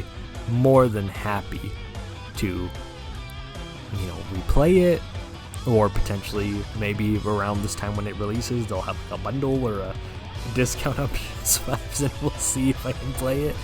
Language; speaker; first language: English; native; English